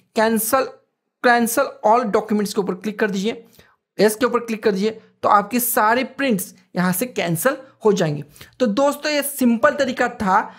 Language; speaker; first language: Hindi; native; Hindi